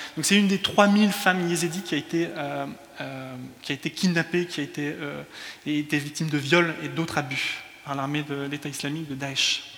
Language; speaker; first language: French; early bilingual, other home language; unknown